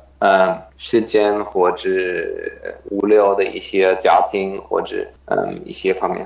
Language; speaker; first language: Chinese; non-native, fluent; German